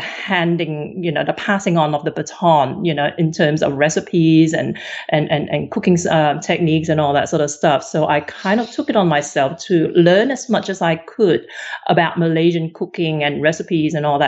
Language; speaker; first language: English; non-native, local second language; Cantonese